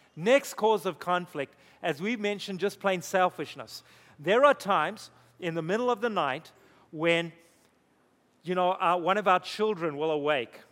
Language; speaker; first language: English; native; English